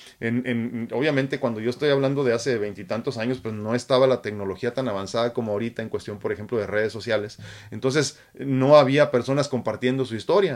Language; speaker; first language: Spanish; native; Spanish